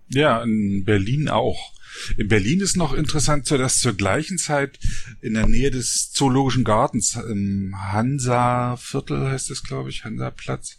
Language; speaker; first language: German; native; German